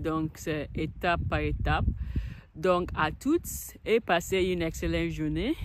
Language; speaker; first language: French; non-native, learner; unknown